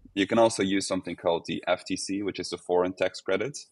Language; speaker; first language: English; non-native, fluent; Dutch